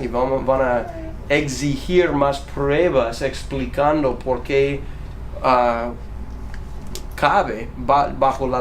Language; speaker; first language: Spanish; non-native, fluent; English